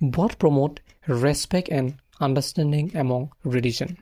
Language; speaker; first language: English; non-native, local second language; Assamese